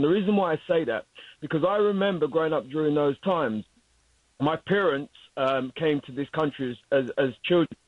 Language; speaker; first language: English; native; English